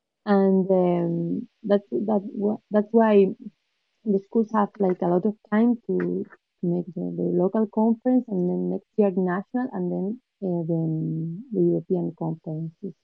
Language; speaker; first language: English; non-native, fluent; Portuguese